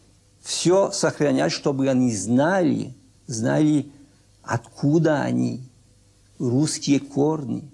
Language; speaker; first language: Russian; early bilingual, heritage; French